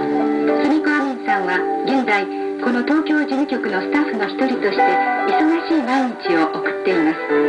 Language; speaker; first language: Japanese; native; Japanese